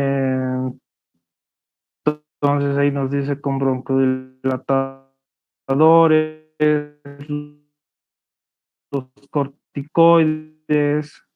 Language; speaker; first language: Spanish; native; Spanish